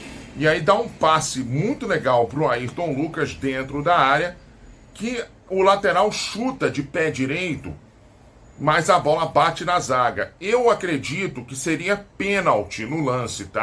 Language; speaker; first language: Portuguese; native; Portuguese